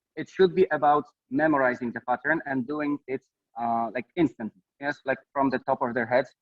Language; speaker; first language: English; non-native, fluent; Polish